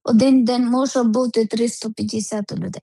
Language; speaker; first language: Ukrainian; non-native, learner; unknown